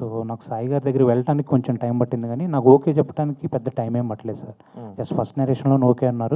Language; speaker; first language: Telugu; native; Telugu